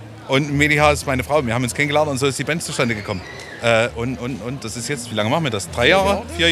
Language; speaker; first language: German; native; German